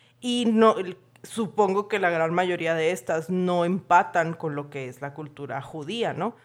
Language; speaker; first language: Spanish; native; Spanish